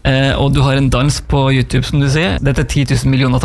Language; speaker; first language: Norwegian; native; Norwegian